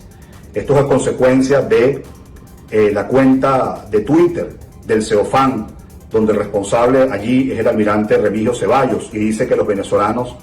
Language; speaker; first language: Spanish; native; Spanish